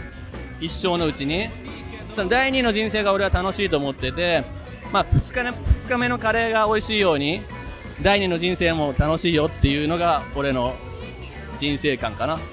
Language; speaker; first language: Japanese; native; Japanese